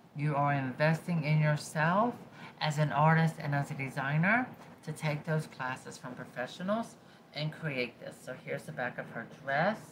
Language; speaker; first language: English; early bilingual, other home language; Spanish